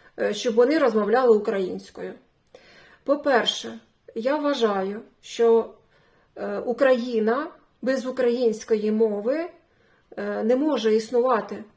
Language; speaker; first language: Ukrainian; non-native, local second language; Russian